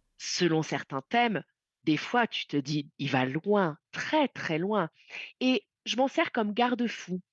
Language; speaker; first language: French; native; French